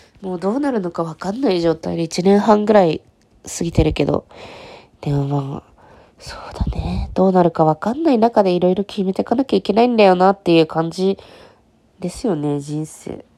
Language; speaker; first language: Japanese; native; Japanese